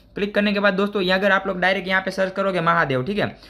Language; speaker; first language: Hindi; non-native, local second language; Gujarati